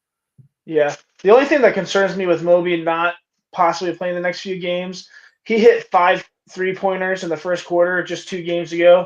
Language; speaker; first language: English; native; English